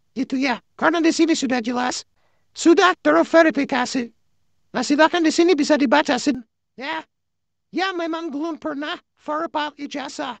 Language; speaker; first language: Indonesian; native; Indonesian